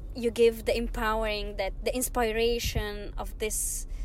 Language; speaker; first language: English; non-native, fluent; Arabic